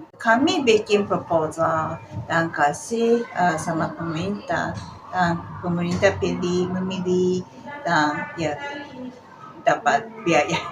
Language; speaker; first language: Indonesian; non-native, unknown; Japanese